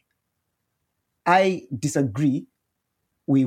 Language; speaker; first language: English; non-native, local second language; Nyanja